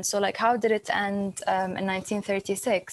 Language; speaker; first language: English; non-native, fluent; Arabic